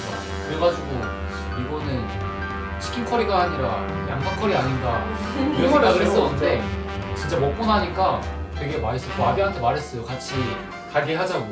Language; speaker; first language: Korean; native; Korean